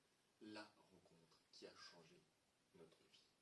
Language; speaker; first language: French; native; French